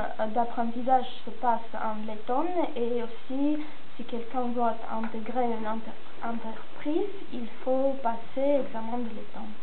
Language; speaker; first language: French; non-native, fluent; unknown